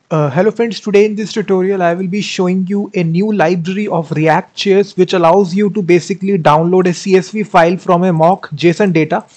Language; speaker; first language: English; non-native, local second language; Hindi